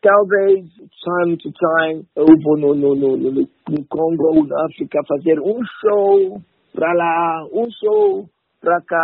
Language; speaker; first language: Portuguese; non-native, learner; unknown